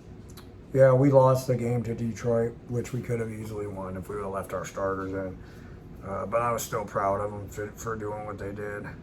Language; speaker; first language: English; native; English